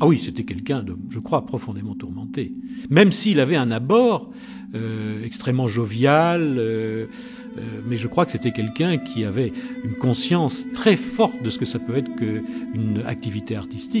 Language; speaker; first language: French; native; French